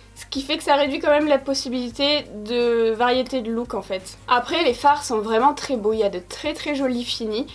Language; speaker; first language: French; native; French